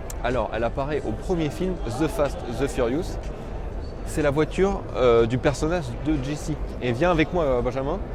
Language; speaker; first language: French; native; French